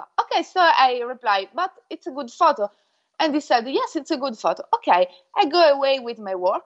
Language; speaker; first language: English; non-native, fluent; Italian